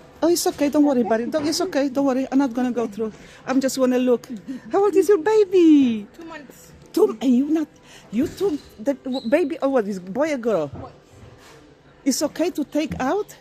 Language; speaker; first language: English; non-native, fluent; Polish